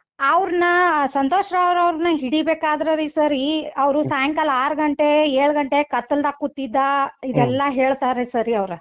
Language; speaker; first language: Kannada; native; Kannada